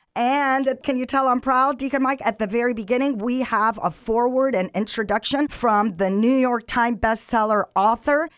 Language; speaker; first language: English; non-native, fluent; Arabic